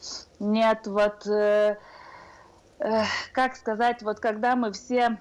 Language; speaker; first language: Russian; non-native, fluent; Lithuanian